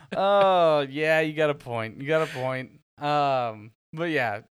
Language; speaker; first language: English; native; English